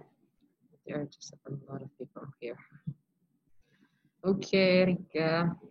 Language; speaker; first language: English; non-native, local second language; Indonesian